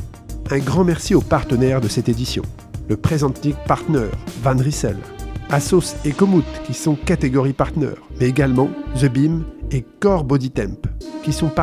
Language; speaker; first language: French; native; French